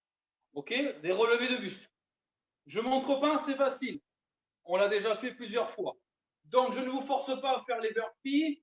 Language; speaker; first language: French; native; French